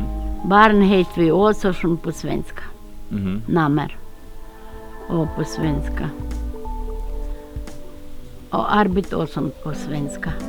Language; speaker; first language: Swedish; early bilingual, heritage; Swedish